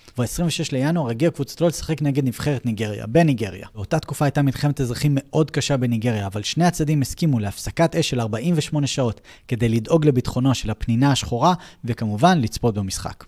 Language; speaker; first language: Hebrew; native; Hebrew